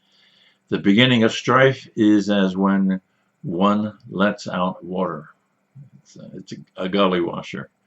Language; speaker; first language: English; native; English